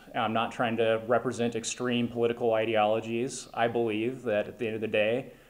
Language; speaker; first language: English; native; English